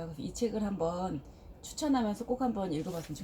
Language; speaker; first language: Korean; native; Korean